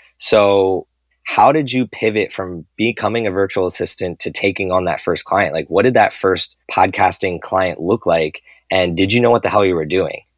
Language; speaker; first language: English; native; English